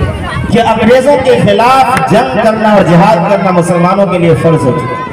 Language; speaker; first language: Urdu; native; Urdu